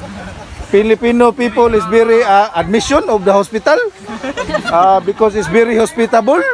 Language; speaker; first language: English; non-native, learner; Cebuano